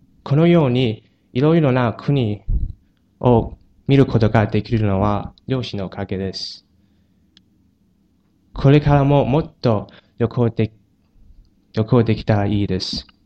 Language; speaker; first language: Japanese; non-native, learner; Chinese